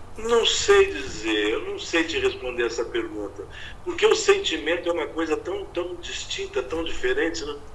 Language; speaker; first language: Portuguese; native; Portuguese